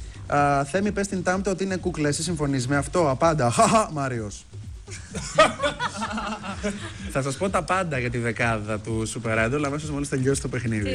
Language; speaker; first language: Greek; native; Greek